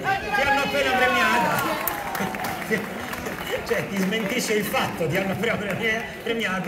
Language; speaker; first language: Italian; native; Italian